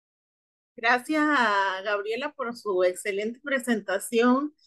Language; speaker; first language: Spanish; native; Spanish